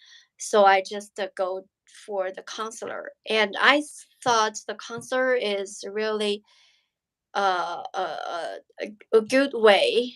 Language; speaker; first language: English; non-native, learner; Chinese